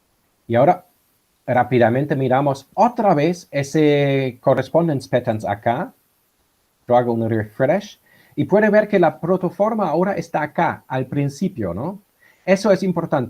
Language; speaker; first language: Spanish; non-native, fluent; German